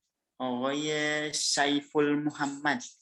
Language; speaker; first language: Persian; non-native, fluent; Indonesian